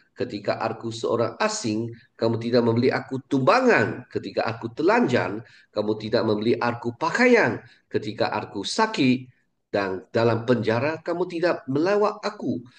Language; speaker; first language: Malay; non-native, local second language; Chinese